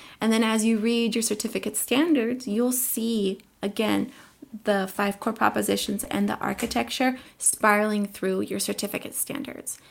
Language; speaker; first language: English; early bilingual, other home language; Spanish